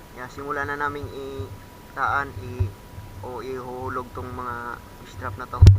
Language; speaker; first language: Filipino; non-native, local second language; Cebuano